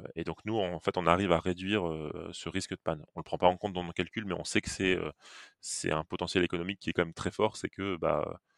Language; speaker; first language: French; native; French